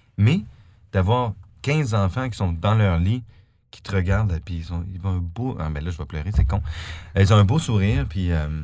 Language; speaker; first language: French; native; French